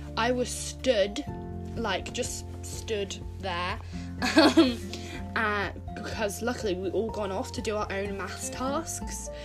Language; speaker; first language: English; native; English